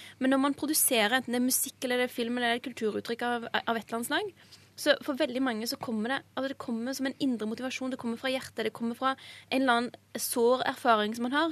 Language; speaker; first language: Norwegian; early bilingual, other home language; Urdu